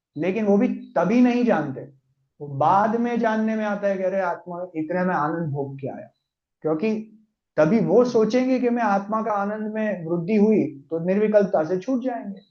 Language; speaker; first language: Hindi; non-native, local second language; Gujarati